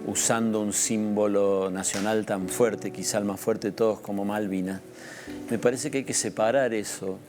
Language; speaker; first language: Spanish; native; Spanish